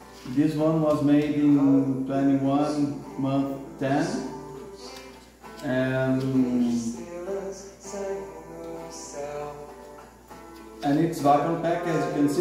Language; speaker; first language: English; non-native, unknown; Portuguese